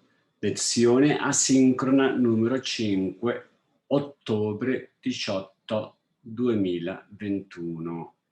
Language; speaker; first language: Italian; non-native, fluent; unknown